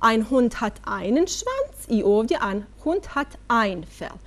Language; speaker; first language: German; non-native, fluent; Bosnian